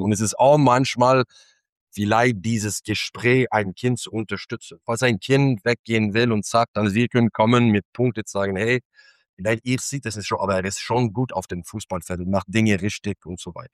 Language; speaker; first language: German; non-native, fluent; English